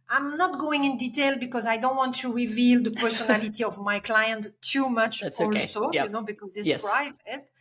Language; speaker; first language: English; non-native, fluent; French